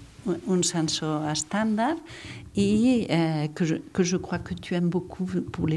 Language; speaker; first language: French; non-native, fluent; Catalan